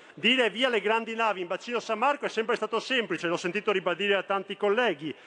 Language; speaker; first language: Italian; native; Italian